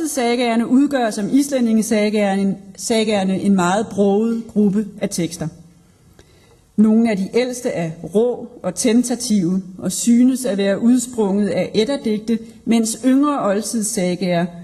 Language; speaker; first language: Danish; native; Danish